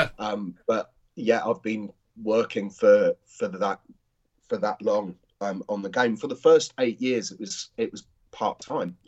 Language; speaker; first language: English; native; English